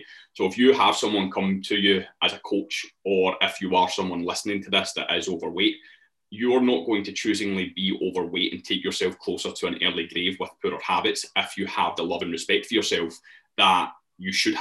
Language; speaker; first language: English; native; English